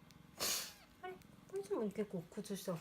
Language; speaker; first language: Japanese; native; Japanese